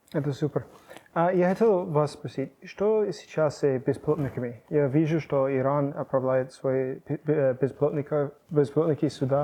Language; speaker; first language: Russian; non-native, fluent; English